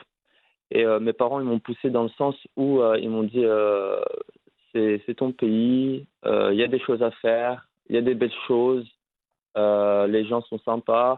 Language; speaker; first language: French; early bilingual, other home language; Arabic